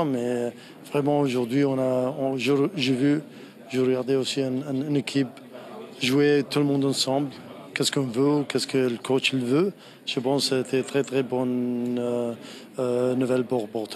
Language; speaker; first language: French; non-native, learner; Arabic